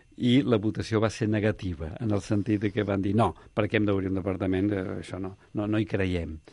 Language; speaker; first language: Catalan; native; Catalan